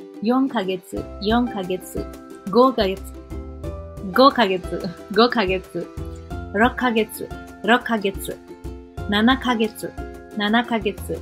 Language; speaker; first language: Japanese; non-native, fluent; Indonesian